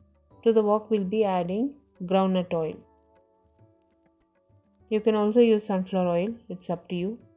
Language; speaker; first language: English; non-native, local second language; Tamil